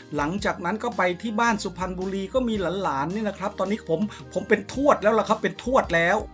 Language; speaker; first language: Thai; native; Thai